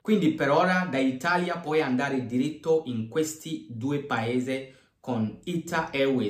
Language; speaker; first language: Italian; non-native, fluent; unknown